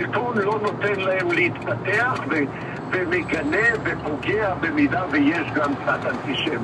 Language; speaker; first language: Hebrew; non-native, fluent; Russian